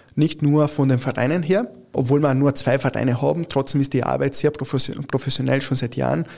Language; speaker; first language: German; early bilingual, other home language; Italian